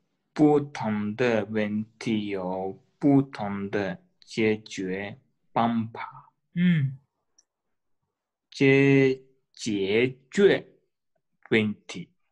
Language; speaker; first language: Chinese; non-native, learner; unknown